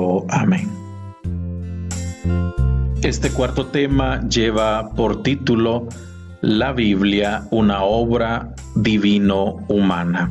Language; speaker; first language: Spanish; native; Spanish